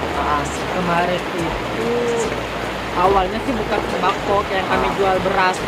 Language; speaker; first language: Indonesian; native; Indonesian